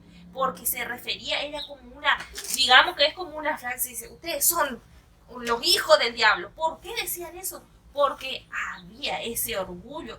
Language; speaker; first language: Spanish; native; Spanish